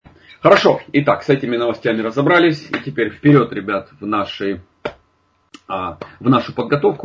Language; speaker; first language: Russian; native; Russian